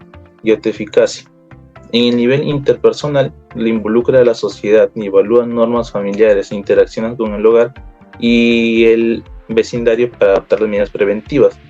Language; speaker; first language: Spanish; native; Spanish